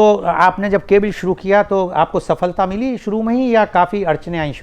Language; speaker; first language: Hindi; native; Hindi